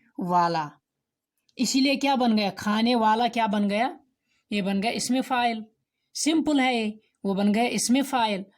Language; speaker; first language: Urdu; non-native, local second language; Kashmiri